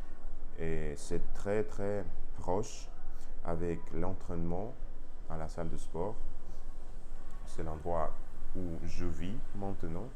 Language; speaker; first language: French; non-native, learner; Russian